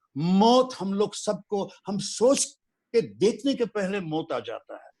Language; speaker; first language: Hindi; non-native, local second language; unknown